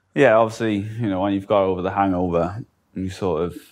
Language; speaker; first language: English; native; English